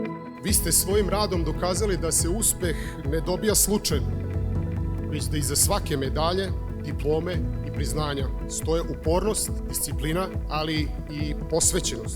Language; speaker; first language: Serbian; native; Serbian